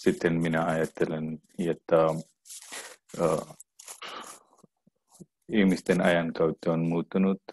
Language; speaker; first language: Finnish; non-native, learner; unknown